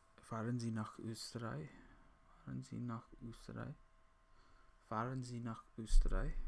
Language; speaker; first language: German; non-native, learner; English